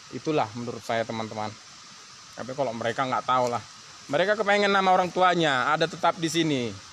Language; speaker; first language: Indonesian; native; Indonesian